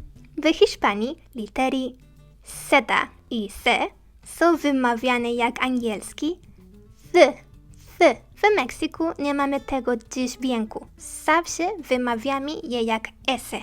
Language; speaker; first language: Polish; non-native, learner; Spanish